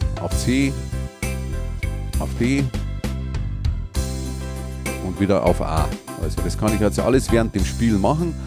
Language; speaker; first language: German; native; German